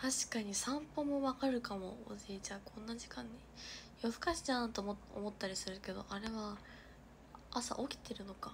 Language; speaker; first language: Japanese; native; Japanese